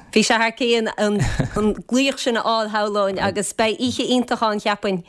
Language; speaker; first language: Irish; native; Irish